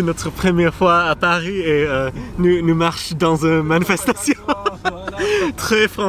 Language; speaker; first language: French; non-native, learner; English